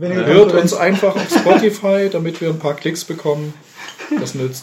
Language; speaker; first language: German; native; German